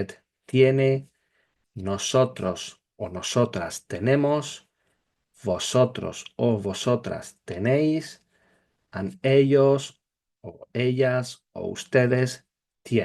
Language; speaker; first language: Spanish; non-native, learner; English